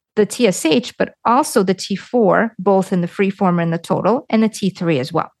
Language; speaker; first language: English; early bilingual, other home language; Lithuanian